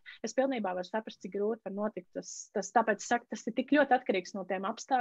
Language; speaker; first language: Latvian; native; Latvian